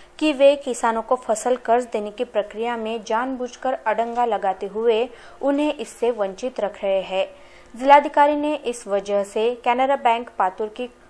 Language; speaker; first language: Hindi; non-native, local second language; Marathi